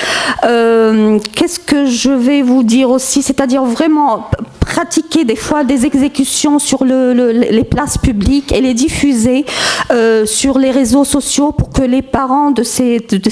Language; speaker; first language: French; non-native, fluent; Arabic